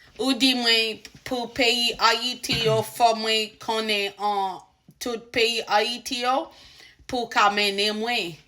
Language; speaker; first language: Haitian Creole; non-native, learner; English